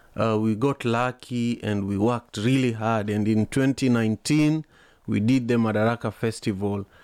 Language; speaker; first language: English; non-native, local second language; Luo (Kenya and Tanzania)